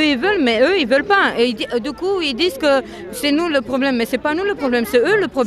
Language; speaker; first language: French; non-native, fluent; Romany